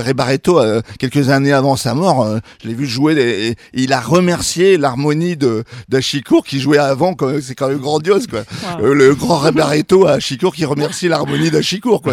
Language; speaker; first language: French; native; French